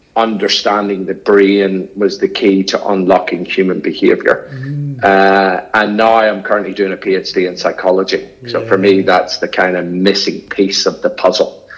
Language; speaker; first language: English; native; English